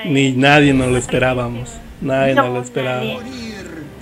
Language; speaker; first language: Spanish; native; Spanish